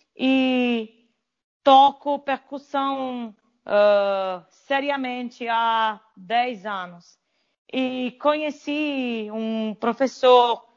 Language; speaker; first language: Portuguese; non-native, fluent; Italian